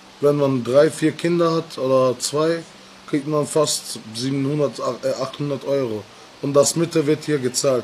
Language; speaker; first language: German; non-native, learner; Bulgarian